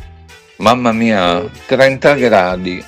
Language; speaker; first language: Italian; native; Italian